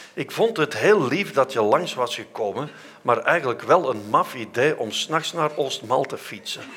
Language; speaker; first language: Dutch; native; Dutch